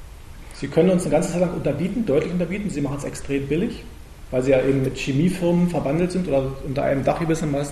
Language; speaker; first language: German; native; German